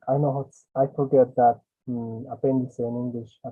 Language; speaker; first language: English; non-native, learner; Spanish